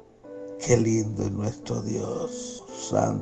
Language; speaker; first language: Spanish; native; Spanish